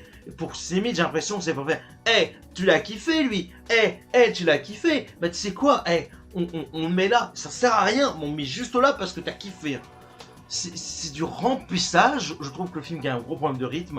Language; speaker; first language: French; native; French